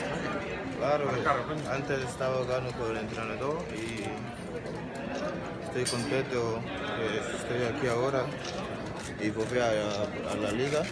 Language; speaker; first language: Spanish; non-native, learner; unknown